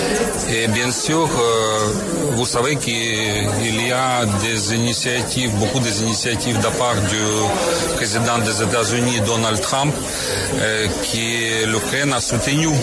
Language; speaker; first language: French; non-native, fluent; Ukrainian